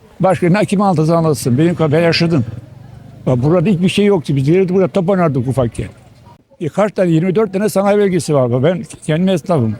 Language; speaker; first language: Turkish; early bilingual, other home language; Albanian